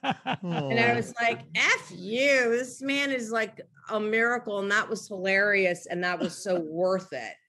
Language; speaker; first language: English; native; English